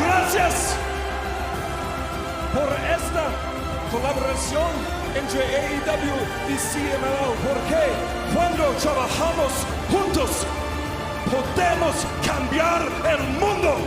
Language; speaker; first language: Spanish; non-native, learner; English